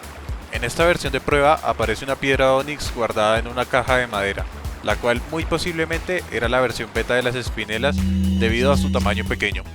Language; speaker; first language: Spanish; native; Spanish